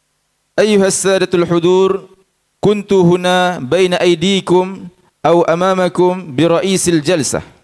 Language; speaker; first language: Arabic; non-native, fluent; Malay